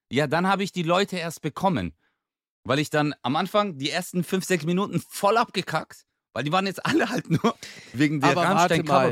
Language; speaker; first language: German; early bilingual, other home language; Turkish